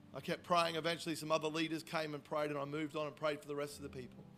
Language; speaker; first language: English; native; English